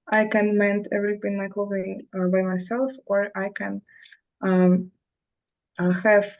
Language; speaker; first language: English; non-native, fluent; Russian